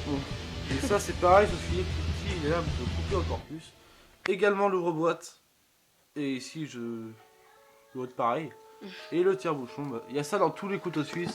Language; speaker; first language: French; native; French